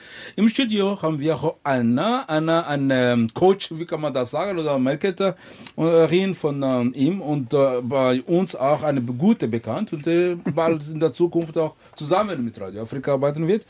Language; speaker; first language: German; non-native, fluent; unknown